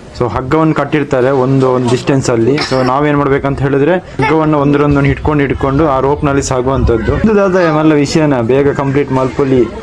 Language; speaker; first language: Kannada; non-native, local second language; Tulu